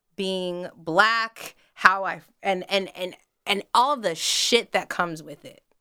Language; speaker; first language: English; native; English